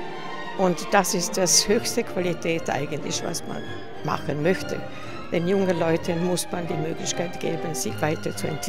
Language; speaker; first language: German; non-native, fluent; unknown